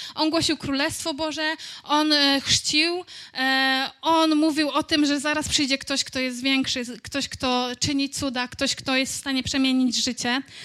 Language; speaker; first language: Polish; native; Polish